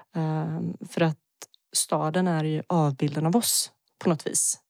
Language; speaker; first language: Swedish; early bilingual, other home language; Bosnian